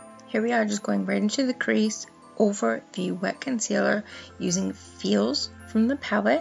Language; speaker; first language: English; native; English